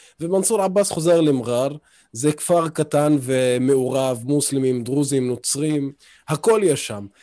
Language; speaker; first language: Hebrew; non-native, local second language; Arabic